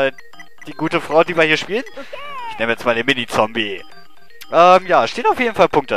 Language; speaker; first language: German; native; German